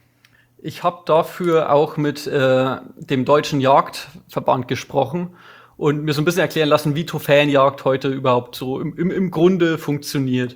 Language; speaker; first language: German; native; German